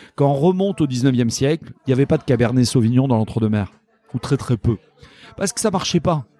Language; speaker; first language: French; native; French